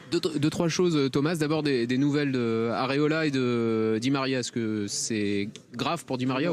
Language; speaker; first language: French; native; French